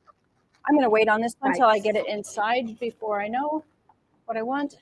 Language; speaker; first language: English; native; English